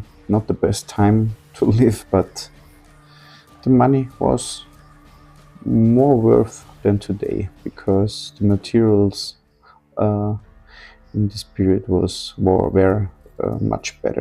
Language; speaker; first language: English; non-native, fluent; German